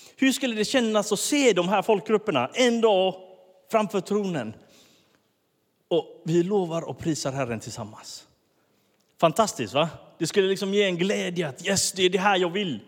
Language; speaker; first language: Swedish; early bilingual, other home language; Finnish